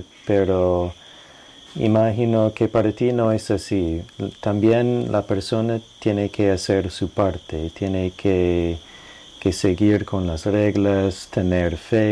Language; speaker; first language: Spanish; non-native, fluent; English